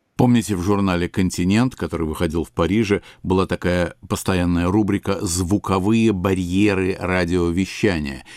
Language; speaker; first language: Russian; native; Russian